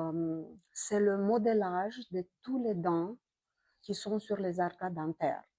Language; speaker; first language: French; non-native, fluent; Romanian